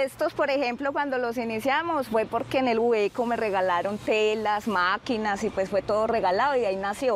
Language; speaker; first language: Spanish; native; Spanish